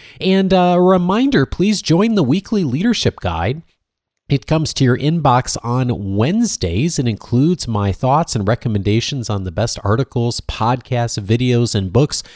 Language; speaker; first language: English; native; English